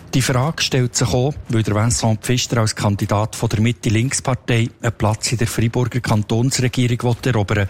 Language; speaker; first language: German; native; German